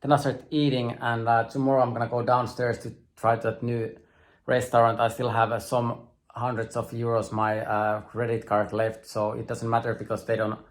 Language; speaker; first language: English; non-native, fluent; Finnish